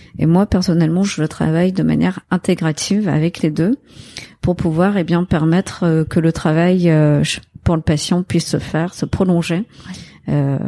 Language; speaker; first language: French; native; French